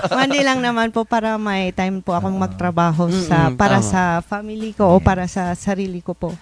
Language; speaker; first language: Filipino; native; Filipino